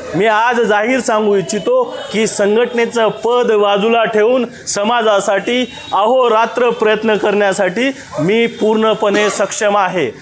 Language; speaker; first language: Marathi; non-native, local second language; Lambadi